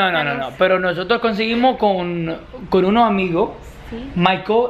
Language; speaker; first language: Spanish; non-native, learner; English